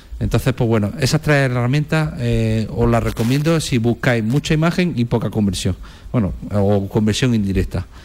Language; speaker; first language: Spanish; native; Spanish